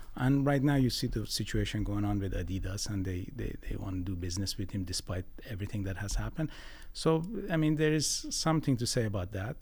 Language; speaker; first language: English; non-native, fluent; Persian